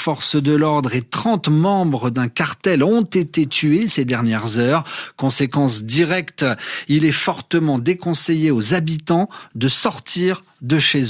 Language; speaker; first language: French; native; French